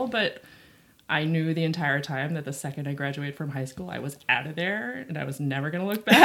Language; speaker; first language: English; native; English